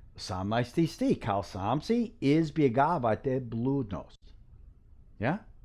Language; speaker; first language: Croatian; early bilingual, heritage; Croatian